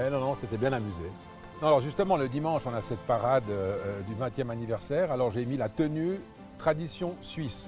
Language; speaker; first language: French; native; French